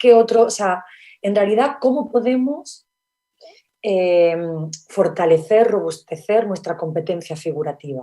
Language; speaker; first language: Spanish; native; Spanish